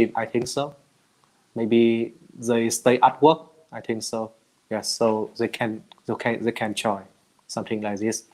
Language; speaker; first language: English; non-native, learner; Vietnamese